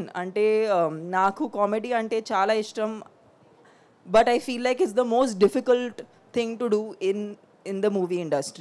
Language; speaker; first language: Telugu; non-native, local second language; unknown